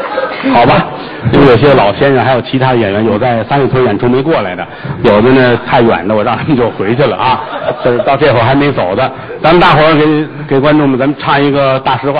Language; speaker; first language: Chinese; native; Chinese